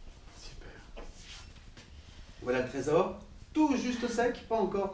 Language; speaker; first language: French; native; French